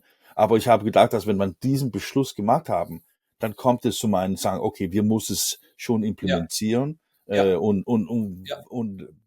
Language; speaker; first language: German; non-native, learner; Danish